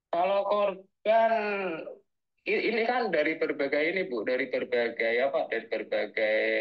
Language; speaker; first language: Indonesian; native; Indonesian